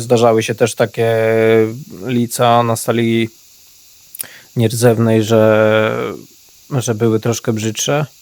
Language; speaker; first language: Polish; native; Polish